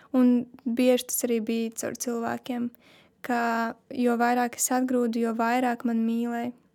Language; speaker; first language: Latvian; non-native, local second language; Russian